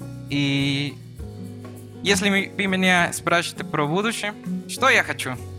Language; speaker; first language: Russian; non-native, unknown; Spanish